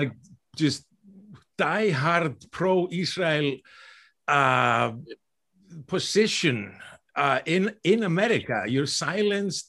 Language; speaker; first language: English; non-native, fluent; Icelandic